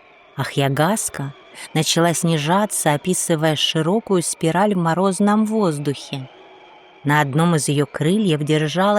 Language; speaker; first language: Russian; native; Russian